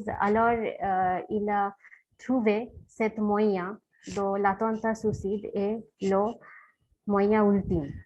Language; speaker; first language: French; non-native, fluent; Bangla